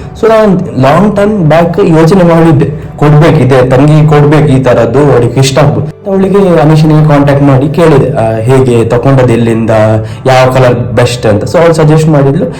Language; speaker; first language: Kannada; native; Kannada